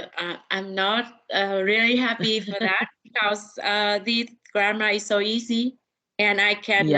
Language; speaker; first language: English; non-native, learner; Vietnamese